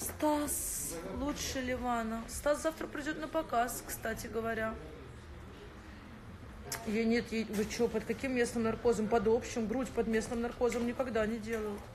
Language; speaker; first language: Russian; native; Russian